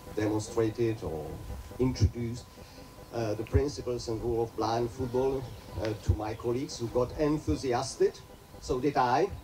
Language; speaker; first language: English; non-native, fluent; Czech